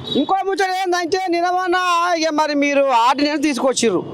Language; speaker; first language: Telugu; native; Telugu